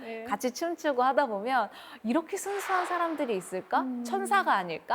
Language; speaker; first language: Korean; native; Korean